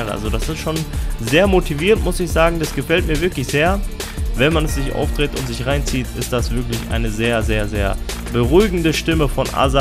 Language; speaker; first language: German; native; German